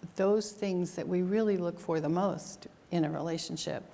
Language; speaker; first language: English; native; English